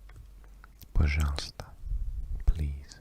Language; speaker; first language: Russian; non-native, learner; English